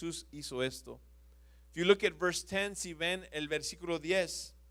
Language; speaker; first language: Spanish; non-native, fluent; English